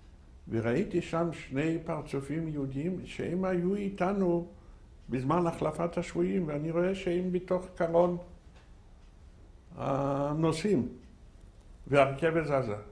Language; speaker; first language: Hebrew; non-native, fluent; Yiddish